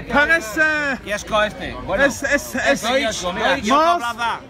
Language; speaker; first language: Spanish; non-native, learner; Norwegian